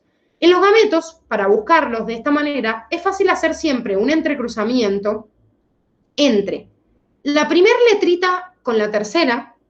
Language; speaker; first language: Spanish; native; Spanish